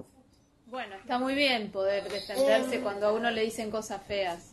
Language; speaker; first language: Spanish; native; Spanish